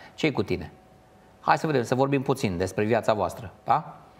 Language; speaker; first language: Romanian; native; Romanian